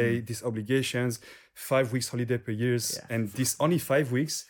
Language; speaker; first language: English; non-native, fluent; French